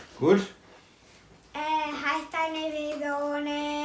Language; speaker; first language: German; early bilingual, heritage; Thai